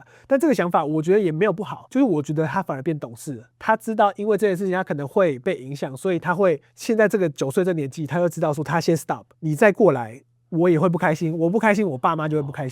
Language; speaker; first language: Chinese; native; Chinese